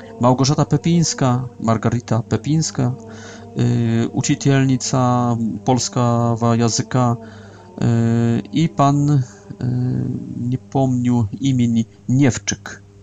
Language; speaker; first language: Polish; non-native, learner; Russian